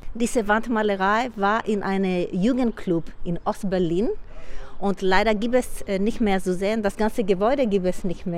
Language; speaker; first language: German; non-native, fluent; Spanish